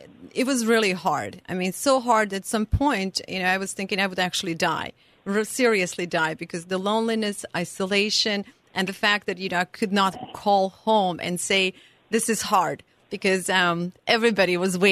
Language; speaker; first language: English; non-native, fluent; Serbian